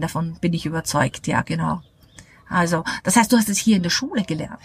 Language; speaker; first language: German; native; German